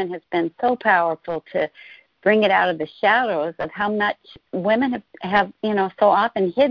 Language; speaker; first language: English; native; English